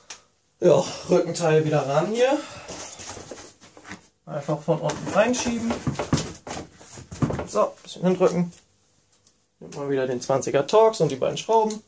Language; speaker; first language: German; native; German